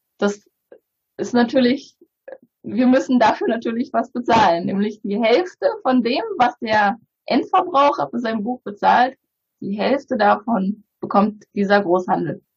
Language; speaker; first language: German; early bilingual, other home language; Bulgarian